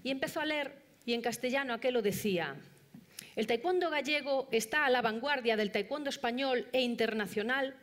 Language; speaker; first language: Spanish; non-native, local second language; Galician